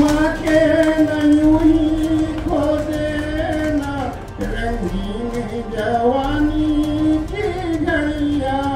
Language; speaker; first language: Hindi; native; Hindi